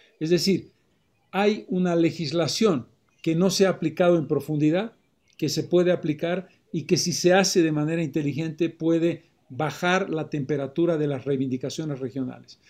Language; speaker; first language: Spanish; native; Spanish